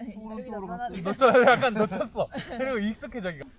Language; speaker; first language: Korean; native; Korean